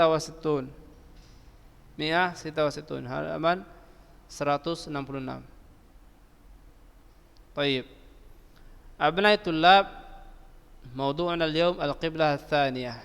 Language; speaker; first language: Arabic; non-native, fluent; Indonesian